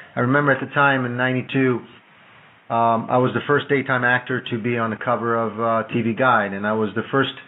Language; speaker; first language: English; non-native, fluent; Italian